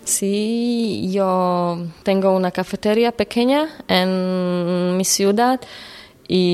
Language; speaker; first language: Spanish; non-native, learner; Slovak